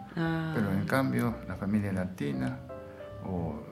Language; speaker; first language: Spanish; non-native, fluent; Japanese